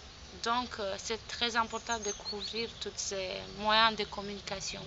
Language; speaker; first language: French; non-native, fluent; Romanian